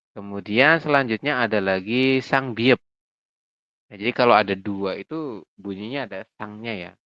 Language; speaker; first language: Indonesian; native; Indonesian